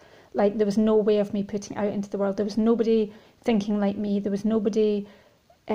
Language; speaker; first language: English; native; English